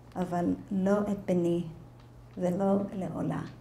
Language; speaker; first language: Hebrew; non-native, fluent; English